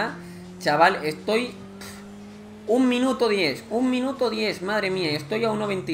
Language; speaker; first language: Spanish; native; Spanish